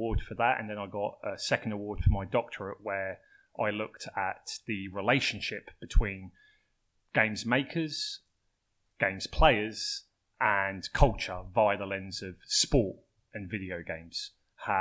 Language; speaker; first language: English; native; English